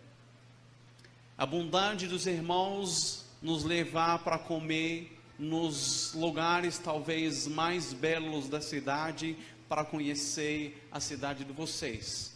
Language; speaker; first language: Portuguese; non-native, fluent; Arabic